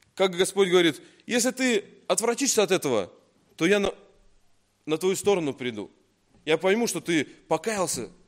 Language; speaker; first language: Russian; native; Russian